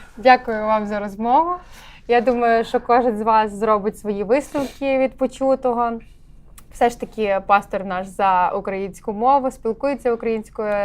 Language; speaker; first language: Ukrainian; native; Ukrainian